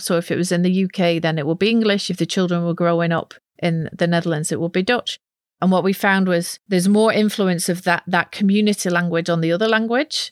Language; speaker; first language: English; native; English